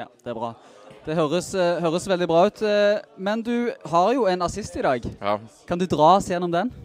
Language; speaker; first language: Norwegian; native; Norwegian